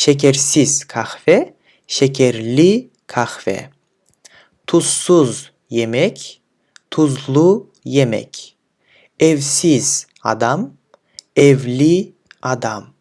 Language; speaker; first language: Turkish; non-native, fluent; Kyrgyz